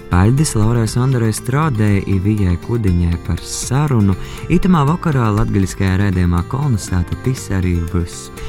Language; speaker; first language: Latvian; native; Latvian